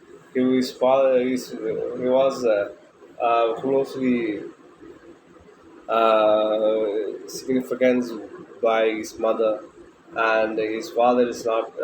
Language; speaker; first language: English; non-native, local second language; Tamil